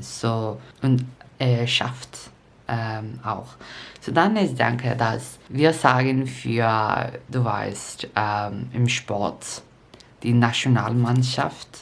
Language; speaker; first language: German; non-native, learner; English